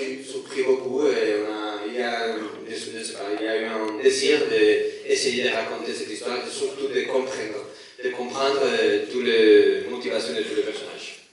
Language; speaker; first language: French; non-native, learner; Spanish